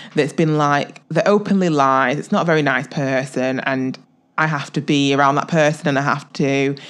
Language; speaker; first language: English; native; English